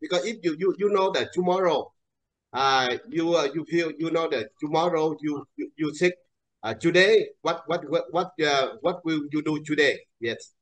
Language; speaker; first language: English; non-native, learner; Vietnamese